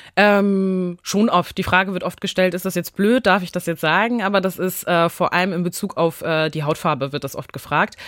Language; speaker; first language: German; early bilingual, other home language; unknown